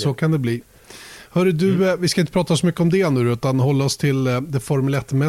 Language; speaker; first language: Swedish; native; Swedish